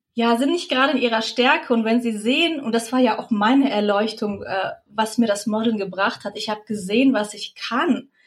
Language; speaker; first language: German; early bilingual, other home language; Russian